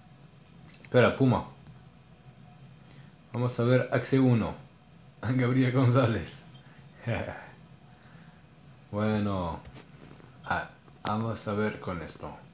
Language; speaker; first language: Spanish; non-native, learner; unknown